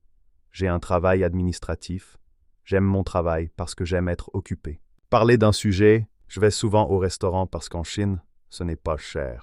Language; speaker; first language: French; non-native, learner; Chinese